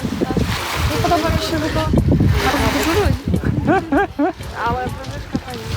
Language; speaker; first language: Polish; non-native, learner; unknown